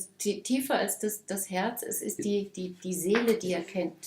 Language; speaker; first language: German; native; German